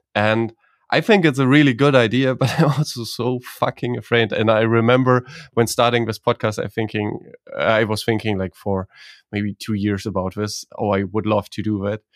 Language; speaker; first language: English; non-native, fluent; Croatian